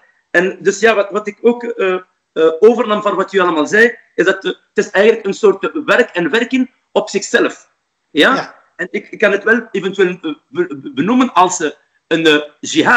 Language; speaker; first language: Dutch; non-native, fluent; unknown